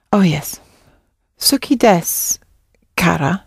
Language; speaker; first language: Japanese; non-native, learner; English